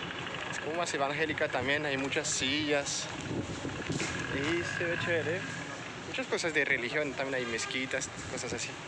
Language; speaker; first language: Spanish; non-native, fluent; French